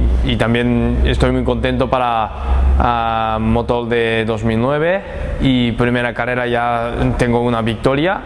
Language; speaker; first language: Spanish; non-native, learner; Japanese